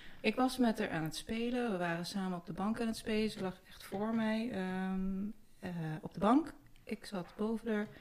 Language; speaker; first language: Dutch; early bilingual, other home language; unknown